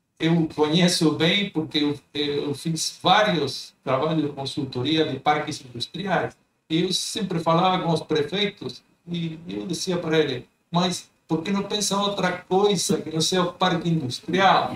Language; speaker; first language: Portuguese; non-native, fluent; Spanish